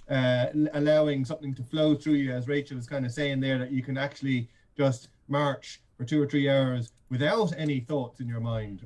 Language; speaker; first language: English; native; English